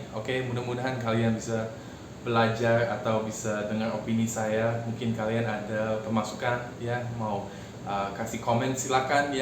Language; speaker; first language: Indonesian; non-native, fluent; English